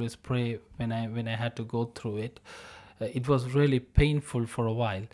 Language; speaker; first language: English; non-native, local second language; Tamil